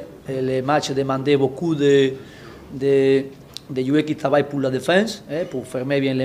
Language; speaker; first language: French; non-native, learner; Spanish